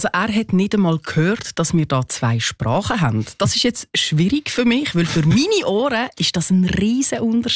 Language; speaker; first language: German; native; German